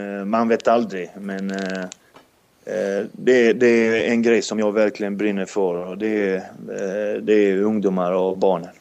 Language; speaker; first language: Swedish; non-native, fluent; Serbian